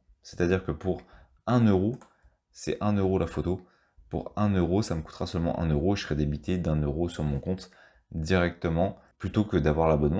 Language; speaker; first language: French; native; French